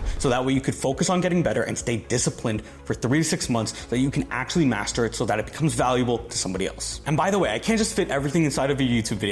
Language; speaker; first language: English; native; English